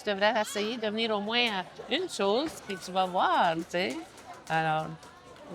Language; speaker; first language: French; native; French